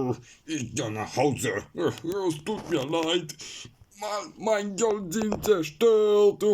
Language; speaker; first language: German; non-native, learner; Bulgarian